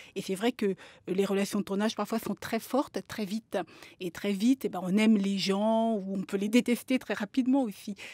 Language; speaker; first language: French; native; French